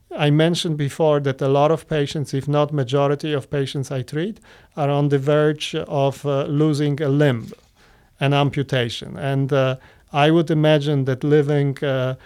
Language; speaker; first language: English; non-native, fluent; Polish